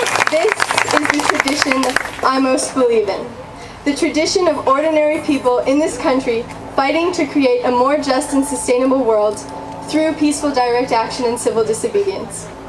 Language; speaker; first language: English; native; English